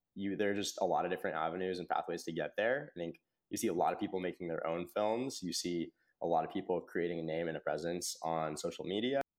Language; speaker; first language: English; native; English